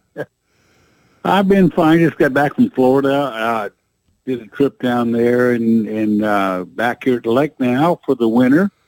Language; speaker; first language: English; native; English